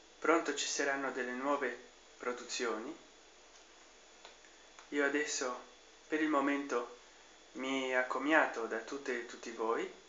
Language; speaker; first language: Italian; non-native, fluent; Spanish